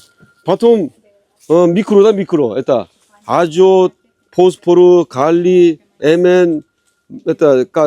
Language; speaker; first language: Russian; non-native, learner; Korean